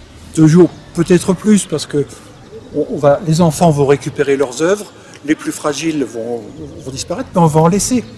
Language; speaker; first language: French; native; French